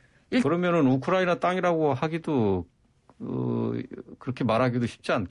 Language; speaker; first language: Korean; native; Korean